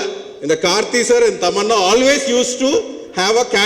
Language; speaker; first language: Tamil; non-native, learner; Telugu